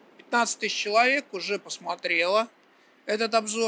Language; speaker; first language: Russian; native; Russian